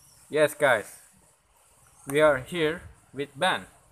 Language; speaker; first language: English; non-native, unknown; Turkish